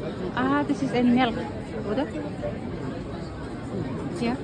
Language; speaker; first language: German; non-native, learner; Filipino